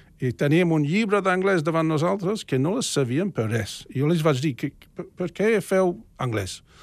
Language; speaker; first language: Catalan; non-native, fluent; English